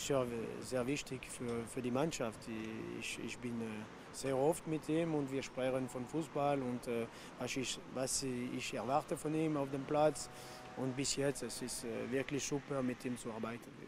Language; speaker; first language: German; non-native, local second language; French